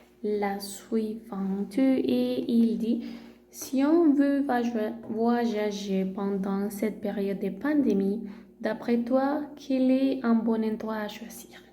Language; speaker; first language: French; non-native, learner; Spanish